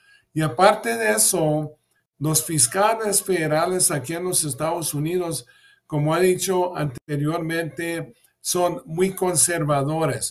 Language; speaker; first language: Spanish; early bilingual, heritage; English